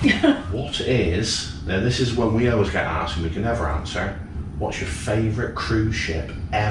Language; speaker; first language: English; native; English